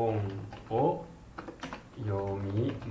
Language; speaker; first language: Japanese; non-native, learner; Malay